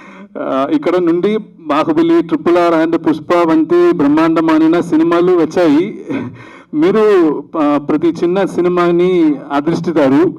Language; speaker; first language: Telugu; non-native, learner; Malayalam